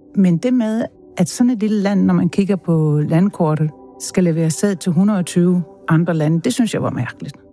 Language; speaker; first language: Danish; native; Danish